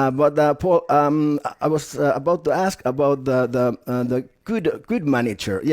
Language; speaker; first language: English; non-native, fluent; Finnish